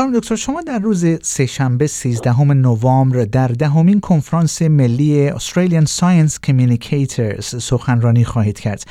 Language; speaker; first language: Persian; native; Persian